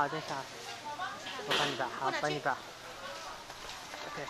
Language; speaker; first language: Chinese; non-native, learner; English